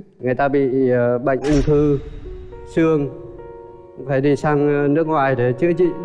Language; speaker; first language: Vietnamese; native; Vietnamese